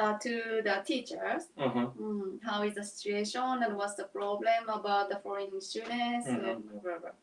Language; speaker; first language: English; non-native, learner; Japanese